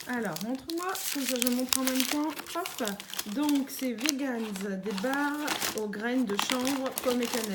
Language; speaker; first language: French; native; French